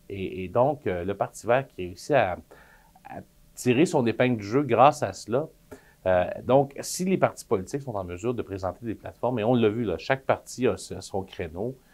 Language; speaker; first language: French; native; French